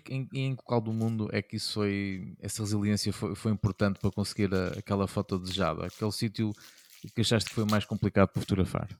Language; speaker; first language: Portuguese; native; Portuguese